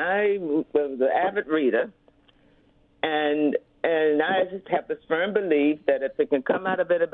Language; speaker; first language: English; native; English